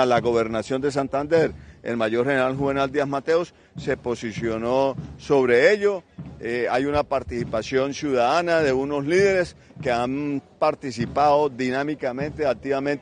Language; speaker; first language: Spanish; native; Spanish